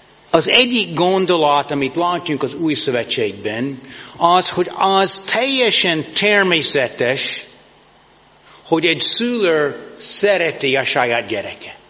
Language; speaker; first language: Hungarian; non-native, learner; English